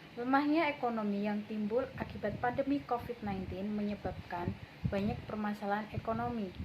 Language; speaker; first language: Indonesian; native; Indonesian